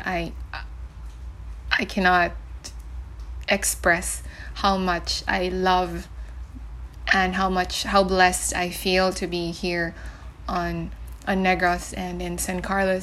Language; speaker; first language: English; non-native, local second language; Cebuano